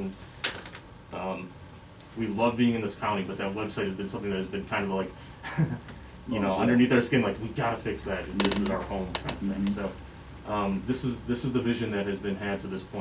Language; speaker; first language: English; native; English